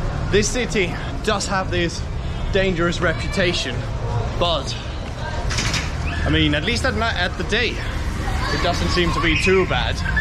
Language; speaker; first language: English; non-native, fluent; Danish